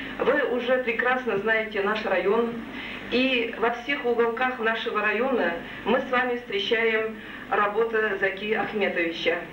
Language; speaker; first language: Russian; non-native, local second language; Tatar